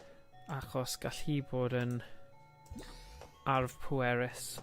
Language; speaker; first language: Welsh; non-native, local second language; English